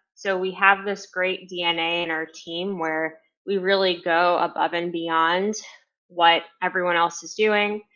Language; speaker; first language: English; native; English